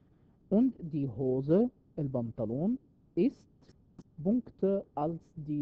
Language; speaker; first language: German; non-native, fluent; Arabic